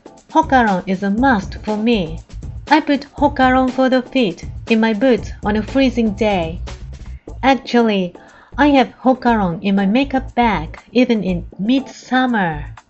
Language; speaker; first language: English; non-native, fluent; Japanese